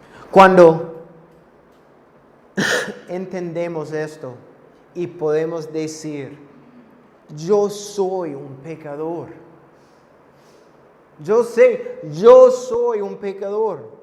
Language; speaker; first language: Spanish; non-native, fluent; English